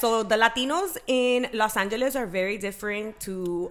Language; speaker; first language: English; early bilingual, other home language; Spanish